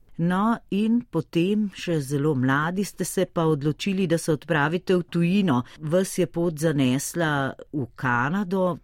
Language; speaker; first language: Slovenian; native; Slovenian